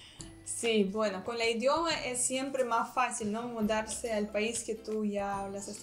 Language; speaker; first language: Spanish; non-native, learner; Russian